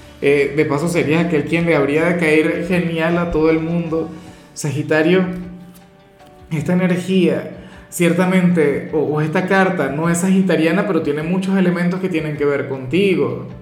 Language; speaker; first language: Spanish; native; Spanish